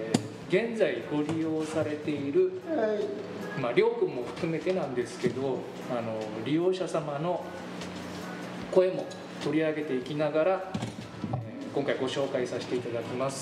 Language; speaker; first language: Japanese; native; Japanese